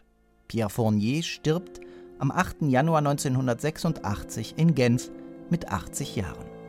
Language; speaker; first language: German; native; German